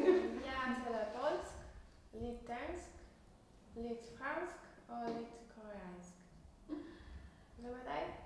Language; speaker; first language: Danish; non-native, learner; Polish